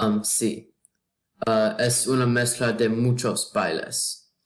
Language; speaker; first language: Spanish; non-native, learner; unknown